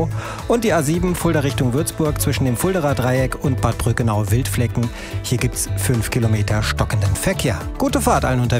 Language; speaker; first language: German; native; German